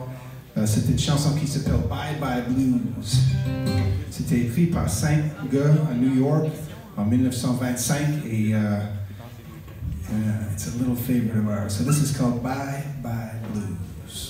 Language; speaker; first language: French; non-native, fluent; English